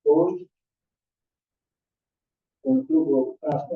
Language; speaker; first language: English; native; English